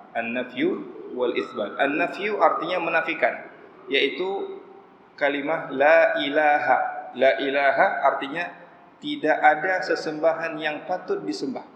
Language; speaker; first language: Malay; non-native, local second language; Achinese